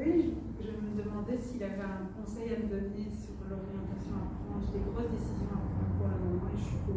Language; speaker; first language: French; native; French